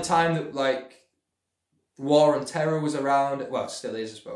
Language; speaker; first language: English; native; English